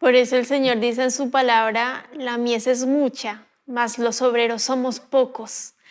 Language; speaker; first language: Spanish; native; Spanish